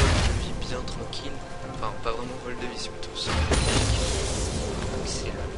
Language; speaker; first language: French; native; French